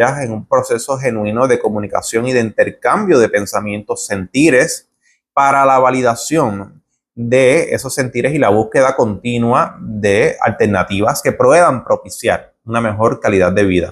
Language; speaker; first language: Spanish; native; Spanish